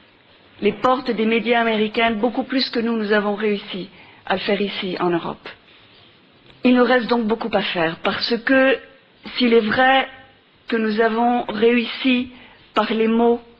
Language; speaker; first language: French; non-native, fluent; Spanish